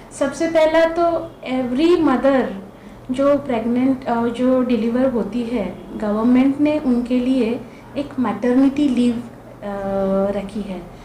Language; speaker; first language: Hindi; non-native, local second language; Marathi